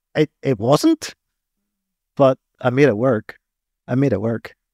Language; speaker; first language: English; native; English